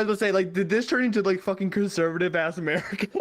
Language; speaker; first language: English; native; English